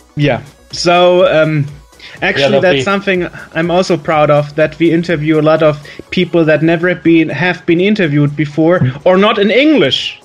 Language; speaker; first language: English; non-native, fluent; German